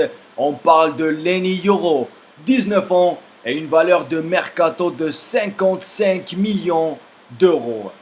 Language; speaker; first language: French; non-native, fluent; Spanish